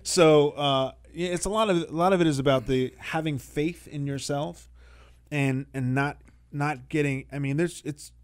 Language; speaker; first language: English; native; English